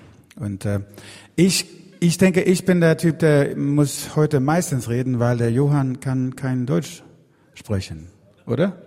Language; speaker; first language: German; non-native, learner; Swedish